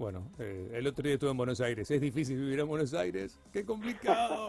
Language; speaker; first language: Spanish; native; Spanish